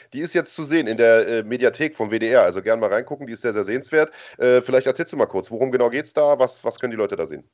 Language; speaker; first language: German; native; German